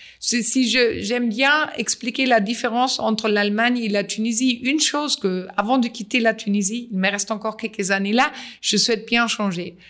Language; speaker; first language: French; non-native, fluent; German